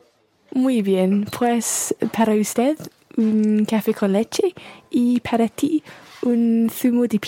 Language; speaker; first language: Spanish; non-native, learner; English